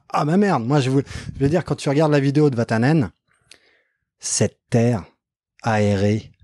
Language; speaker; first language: French; native; French